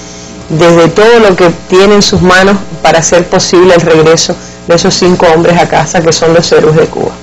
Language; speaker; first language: Spanish; native; Spanish